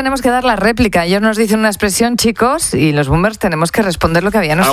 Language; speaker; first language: Spanish; native; Spanish